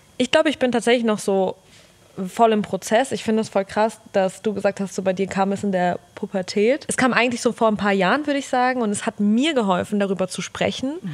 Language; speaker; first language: German; early bilingual, other home language; Russian